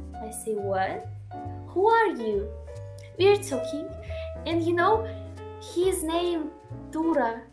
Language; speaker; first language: English; non-native, learner; Russian